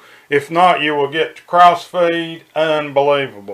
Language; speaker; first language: English; native; English